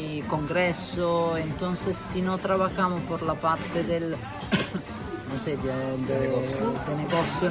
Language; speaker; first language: Spanish; non-native, fluent; Italian